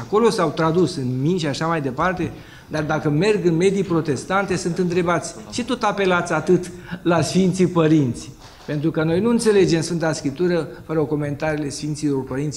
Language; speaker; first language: Romanian; native; Romanian